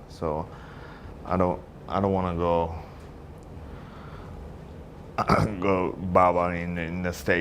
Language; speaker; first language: English; non-native, learner; Japanese